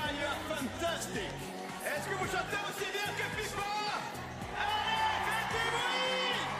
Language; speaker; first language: French; native; French